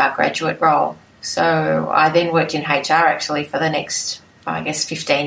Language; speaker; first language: English; native; English